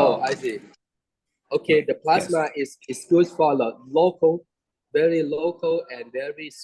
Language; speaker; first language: English; non-native, learner; Thai